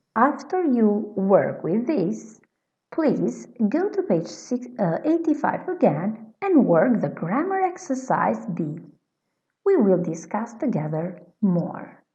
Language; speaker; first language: English; non-native, fluent; Albanian